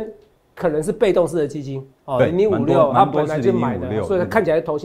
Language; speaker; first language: Chinese; native; Chinese